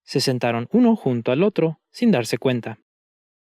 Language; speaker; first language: Spanish; native; Spanish